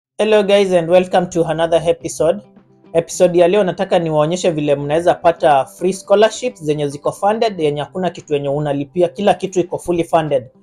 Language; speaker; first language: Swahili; native; Swahili